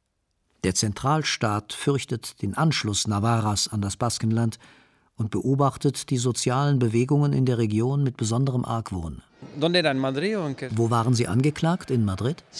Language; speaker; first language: German; native; German